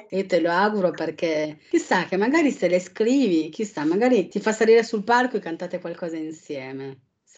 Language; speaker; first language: Italian; native; Italian